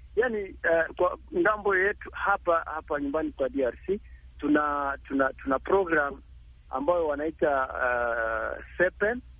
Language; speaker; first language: Swahili; native; Swahili